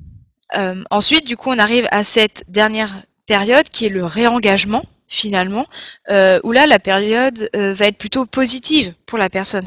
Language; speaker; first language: French; native; French